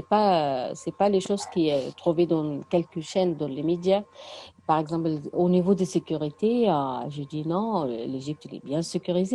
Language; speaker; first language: French; non-native, learner; Arabic